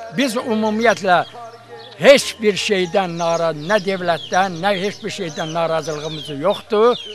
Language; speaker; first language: Azerbaijani; non-native, local second language; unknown